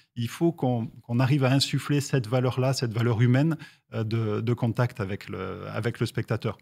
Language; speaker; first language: French; native; French